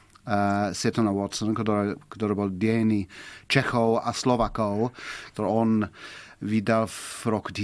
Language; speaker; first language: Slovak; non-native, fluent; English